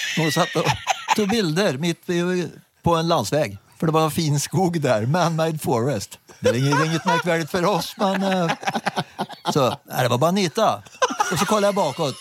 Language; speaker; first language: Swedish; native; Swedish